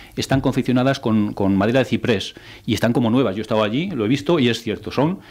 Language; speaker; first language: Spanish; native; Spanish